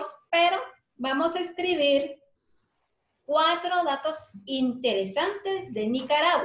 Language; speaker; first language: Spanish; native; Spanish